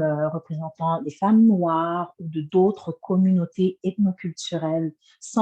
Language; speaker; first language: French; native; French